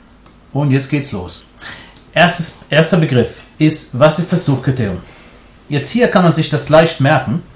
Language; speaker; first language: German; non-native, fluent; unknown